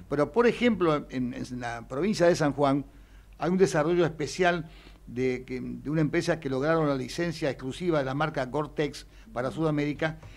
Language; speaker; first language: Spanish; native; Spanish